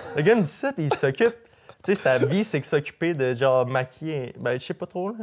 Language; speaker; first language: French; native; French